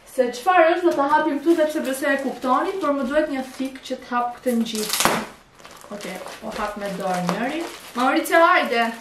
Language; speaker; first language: Albanian; early bilingual, heritage; Albanian